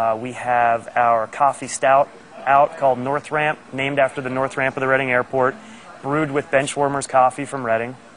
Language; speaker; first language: English; native; English